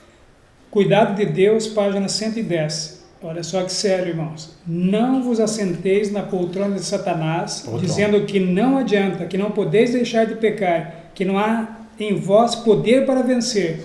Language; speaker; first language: Portuguese; native; Portuguese